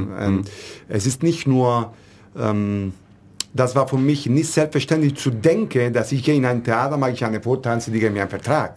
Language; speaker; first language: German; non-native, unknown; Italian